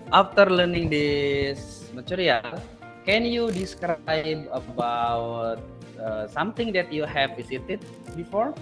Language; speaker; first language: English; non-native, learner; Indonesian